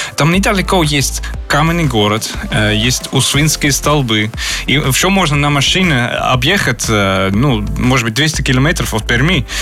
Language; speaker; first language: Russian; non-native, fluent; Dutch